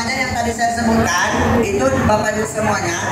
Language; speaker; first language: Indonesian; native; Indonesian